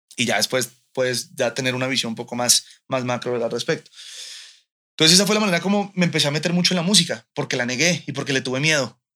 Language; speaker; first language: Spanish; native; Spanish